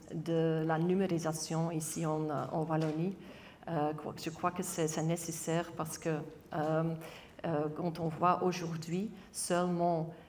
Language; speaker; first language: French; non-native, local second language; Dutch